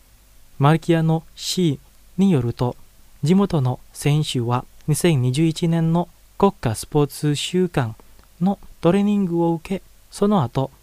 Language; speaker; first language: Japanese; non-native, fluent; Indonesian